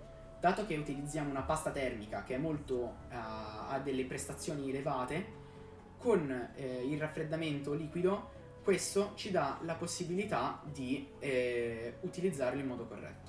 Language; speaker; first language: Italian; native; Italian